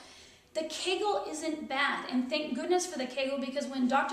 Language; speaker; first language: English; native; English